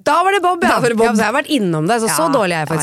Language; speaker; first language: Norwegian; native; Norwegian